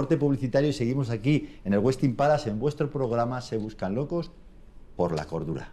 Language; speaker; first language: Spanish; native; Spanish